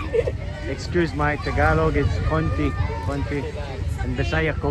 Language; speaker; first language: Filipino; non-native, learner; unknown